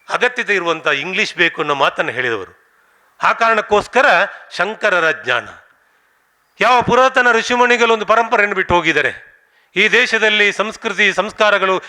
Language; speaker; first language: Kannada; non-native, local second language; Tulu